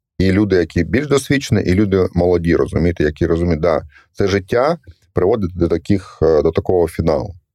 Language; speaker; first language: Ukrainian; non-native, local second language; Russian